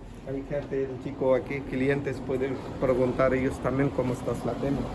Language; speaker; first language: Spanish; non-native, learner; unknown